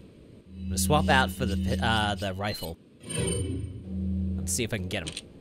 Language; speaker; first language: English; native; English